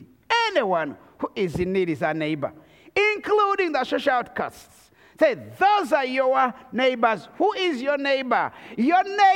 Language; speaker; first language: English; non-native, local second language; Kinyarwanda